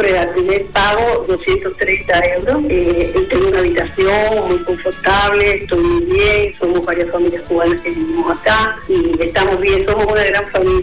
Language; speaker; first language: Spanish; native; Spanish